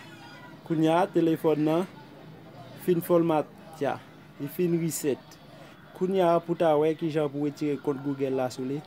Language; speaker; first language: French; non-native, learner; Haitian Creole